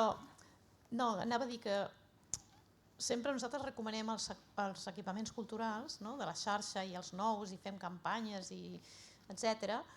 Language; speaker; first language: Catalan; native; Catalan